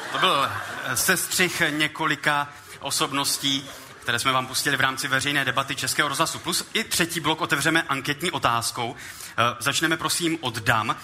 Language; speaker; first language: Czech; native; Czech